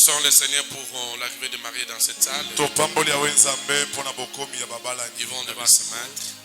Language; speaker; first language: French; non-native, local second language; Lingala